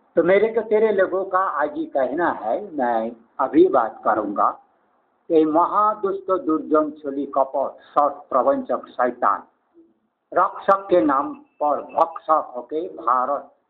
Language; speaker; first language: Hindi; native; Hindi